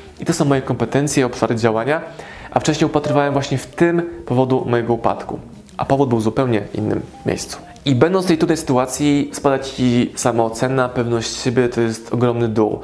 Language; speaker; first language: Polish; native; Polish